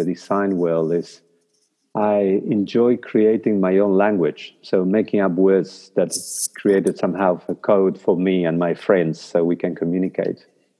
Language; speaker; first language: English; non-native, fluent; Spanish